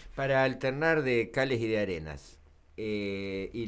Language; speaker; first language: Spanish; native; Spanish